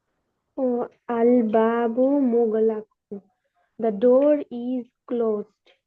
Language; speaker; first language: English; non-native, learner; Bangla